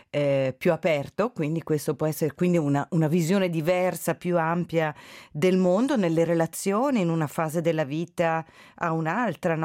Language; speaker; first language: Italian; native; Italian